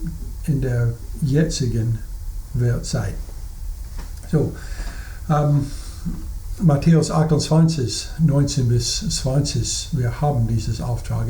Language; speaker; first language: German; non-native, fluent; English